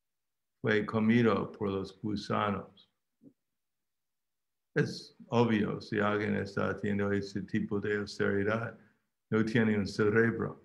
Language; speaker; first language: Spanish; non-native, fluent; English